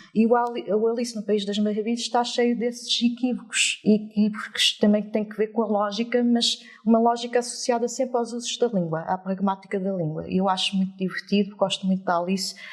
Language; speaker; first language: Portuguese; early bilingual, other home language; French